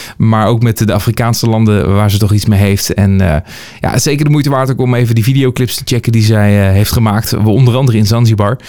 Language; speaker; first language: Dutch; native; Dutch